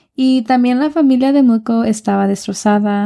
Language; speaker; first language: Spanish; early bilingual, heritage; Spanish